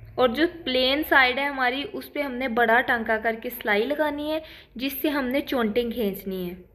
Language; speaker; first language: Urdu; native; Urdu